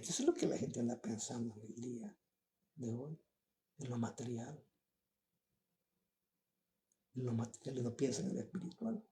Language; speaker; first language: Spanish; native; Spanish